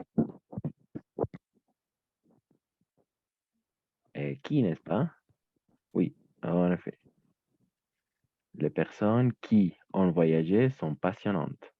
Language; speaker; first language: French; native; French